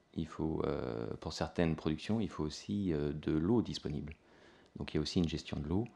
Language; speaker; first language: French; native; French